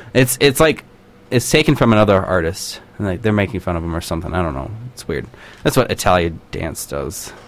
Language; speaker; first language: English; native; English